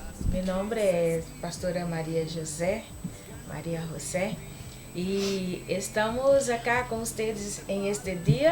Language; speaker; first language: Spanish; non-native, learner; Portuguese